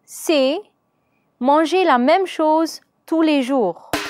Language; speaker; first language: French; non-native, learner; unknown